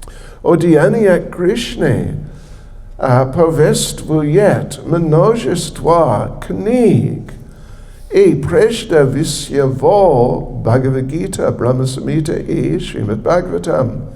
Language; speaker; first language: Russian; non-native, learner; English